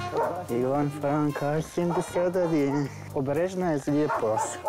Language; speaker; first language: Russian; non-native, learner; Persian